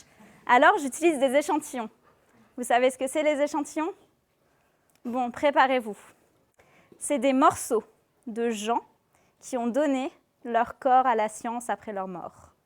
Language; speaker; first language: French; native; French